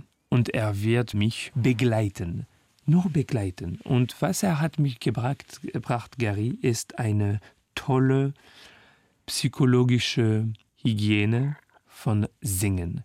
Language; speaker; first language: German; non-native, fluent; French